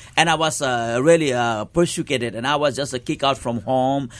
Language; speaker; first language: English; non-native, local second language; Nepali